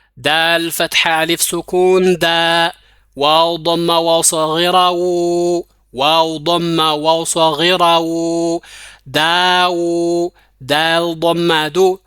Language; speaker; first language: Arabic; non-native, fluent; Amharic